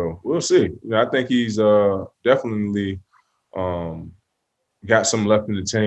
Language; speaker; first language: English; native; English